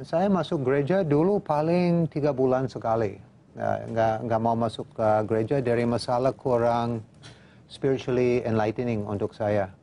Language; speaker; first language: Indonesian; non-native, fluent; English